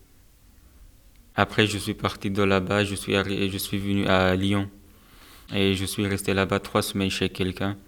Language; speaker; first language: French; non-native, fluent; Persian